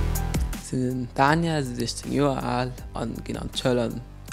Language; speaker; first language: German; non-native, local second language; Luxembourgish